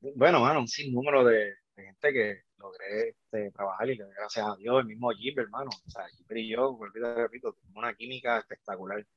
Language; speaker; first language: Spanish; native; Spanish